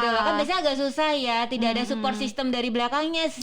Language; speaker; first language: Indonesian; native; Indonesian